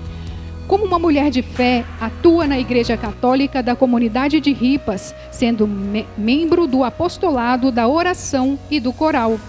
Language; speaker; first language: Portuguese; native; Portuguese